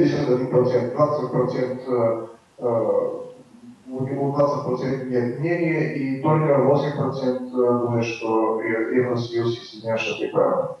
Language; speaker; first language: Russian; non-native, fluent; Bulgarian